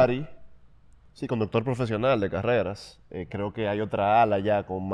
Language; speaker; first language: Spanish; native; Spanish